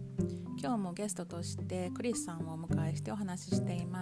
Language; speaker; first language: Japanese; native; Japanese